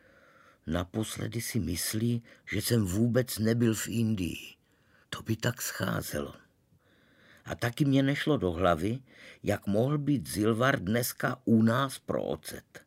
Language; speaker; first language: Czech; native; Czech